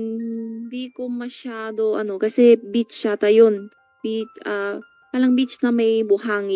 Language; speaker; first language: Filipino; non-native, learner; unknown